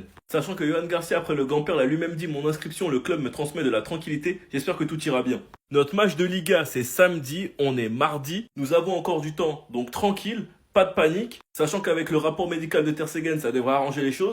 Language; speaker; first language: French; native; French